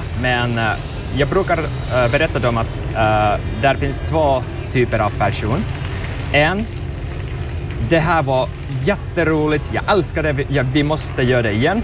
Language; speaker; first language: Swedish; non-native, learner; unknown